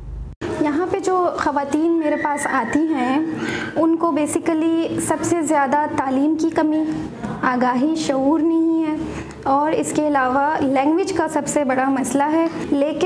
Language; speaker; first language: Urdu; early bilingual, other home language; Pashto